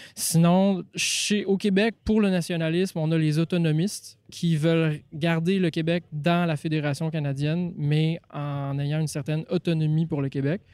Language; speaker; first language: French; native; French